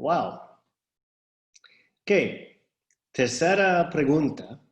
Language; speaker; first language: Spanish; non-native, fluent; English